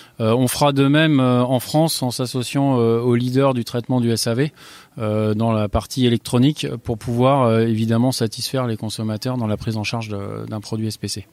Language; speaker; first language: French; native; French